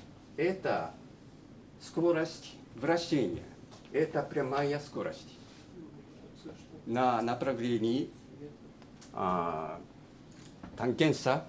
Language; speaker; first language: Russian; non-native, learner; Japanese